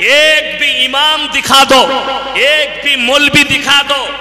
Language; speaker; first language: Hindi; non-native, local second language; Bangla